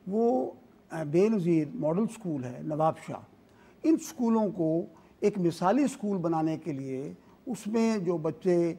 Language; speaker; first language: Urdu; native; Urdu